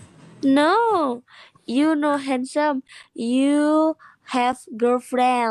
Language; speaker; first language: English; non-native, learner; Indonesian